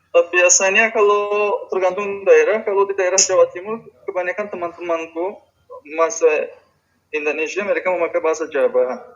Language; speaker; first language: Indonesian; non-native, fluent; Tajik